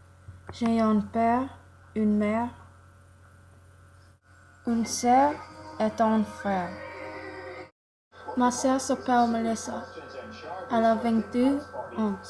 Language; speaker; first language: French; non-native, learner; English